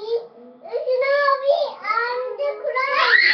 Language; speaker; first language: English; non-native, learner; Japanese